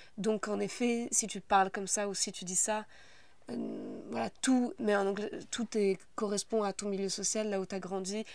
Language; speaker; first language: French; native; French